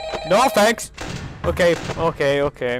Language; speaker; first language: English; non-native, learner; Italian